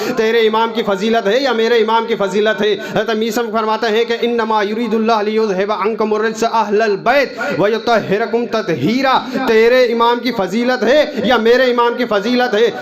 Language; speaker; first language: Urdu; non-native, local second language; Sindhi